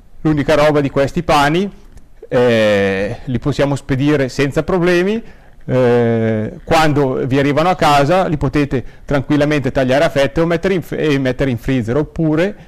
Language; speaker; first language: Italian; native; Italian